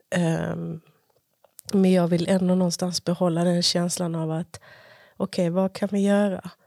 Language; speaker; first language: Swedish; early bilingual, other home language; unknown